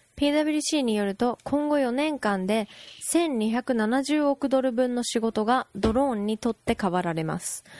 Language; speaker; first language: Japanese; early bilingual, heritage; Japanese